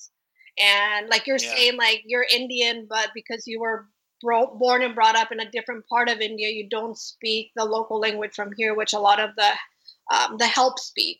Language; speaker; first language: English; early bilingual, other home language; Spanish